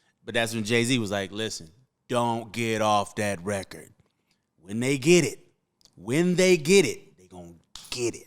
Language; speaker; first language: English; native; English